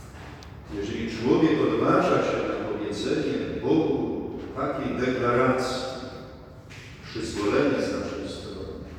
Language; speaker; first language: Polish; native; Polish